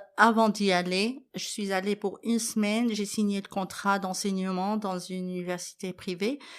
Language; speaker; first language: French; non-native, fluent; Arabic